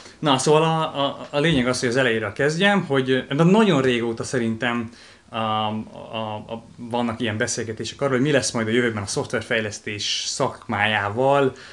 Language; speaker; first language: Hungarian; native; Hungarian